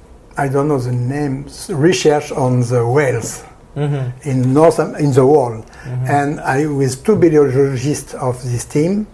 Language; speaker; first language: English; non-native, learner; French